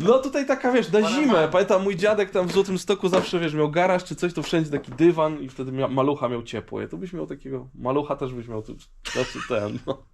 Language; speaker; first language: Polish; native; Polish